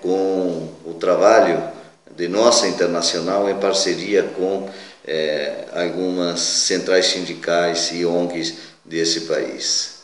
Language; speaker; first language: Portuguese; non-native, fluent; Spanish